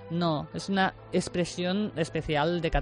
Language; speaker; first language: Catalan; non-native, learner; Japanese